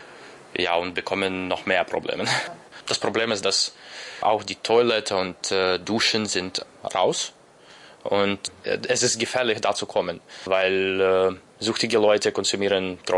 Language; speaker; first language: German; non-native, learner; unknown